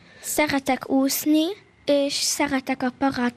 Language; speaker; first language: Hungarian; early bilingual, heritage; Hungarian